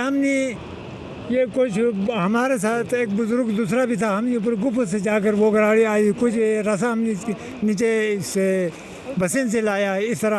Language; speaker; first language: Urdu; non-native, local second language; Shina